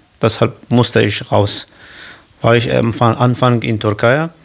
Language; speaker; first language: German; non-native, learner; Kurdish